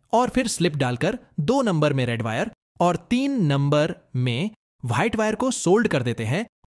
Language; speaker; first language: Hindi; native; Hindi